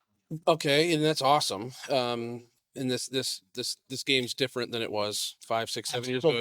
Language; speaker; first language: English; native; English